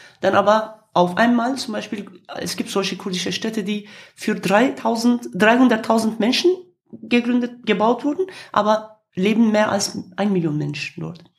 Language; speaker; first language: German; non-native, fluent; Kurdish